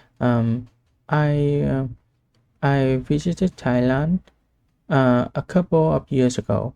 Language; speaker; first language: English; non-native, learner; Vietnamese